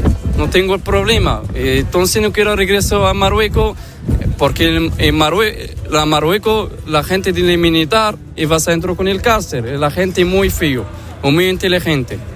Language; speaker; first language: Spanish; non-native, learner; Arabic